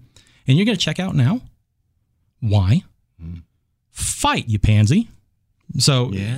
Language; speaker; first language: English; native; English